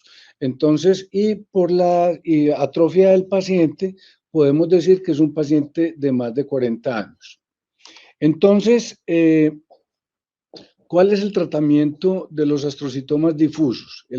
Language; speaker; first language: Spanish; native; Spanish